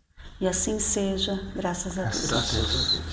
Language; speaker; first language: Portuguese; native; Portuguese